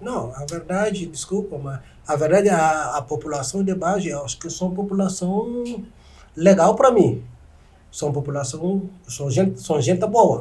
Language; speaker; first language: Portuguese; non-native, learner; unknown